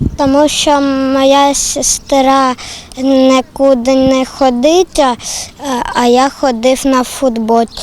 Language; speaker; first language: Ukrainian; non-native, local second language; Russian